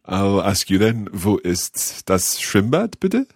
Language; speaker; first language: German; non-native, learner; English